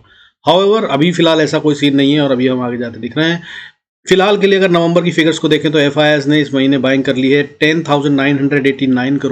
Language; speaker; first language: Hindi; native; Hindi